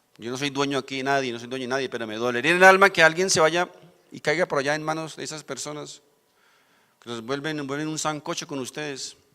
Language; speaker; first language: Spanish; native; Spanish